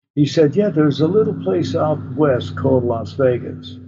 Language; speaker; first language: English; early bilingual, other home language; Polish